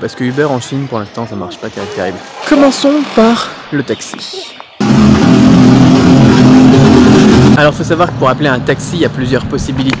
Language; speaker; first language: French; native; French